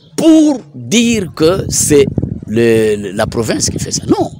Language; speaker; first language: French; non-native, local second language; Swahili